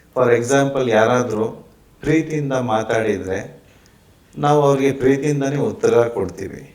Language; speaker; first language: Kannada; non-native, local second language; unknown